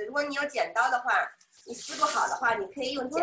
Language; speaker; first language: Chinese; native; Chinese